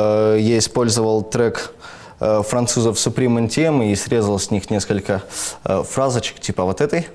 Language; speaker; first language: Russian; native; Russian